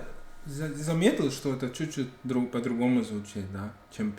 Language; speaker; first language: Russian; non-native, fluent; English